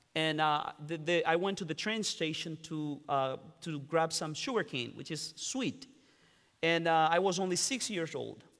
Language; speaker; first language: English; non-native, fluent; Spanish